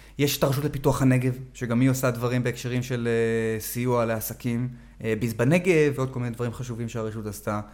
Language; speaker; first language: Hebrew; native; Hebrew